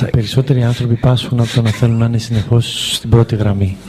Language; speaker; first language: Greek; native; Greek